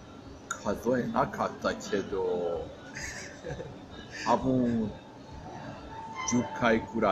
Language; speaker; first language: Japanese; non-native, fluent; Persian